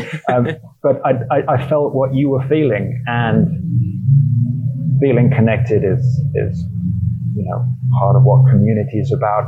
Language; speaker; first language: English; native; English